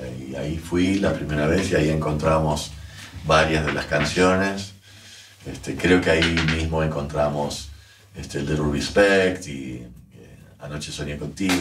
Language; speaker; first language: Spanish; early bilingual, heritage; Spanish